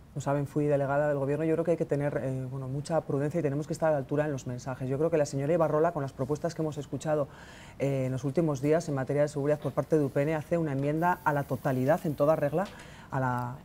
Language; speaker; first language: Spanish; native; Spanish